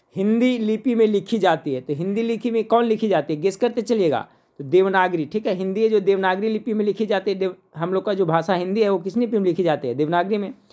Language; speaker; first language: Hindi; native; Hindi